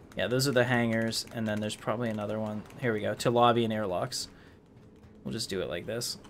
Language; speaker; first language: English; native; English